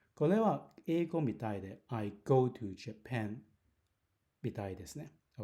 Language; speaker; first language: Japanese; non-native, fluent; Cantonese